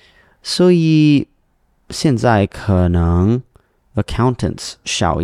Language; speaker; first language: Chinese; non-native, learner; English